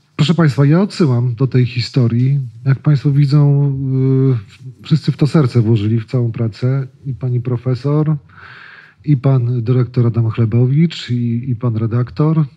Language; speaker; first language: Polish; native; Polish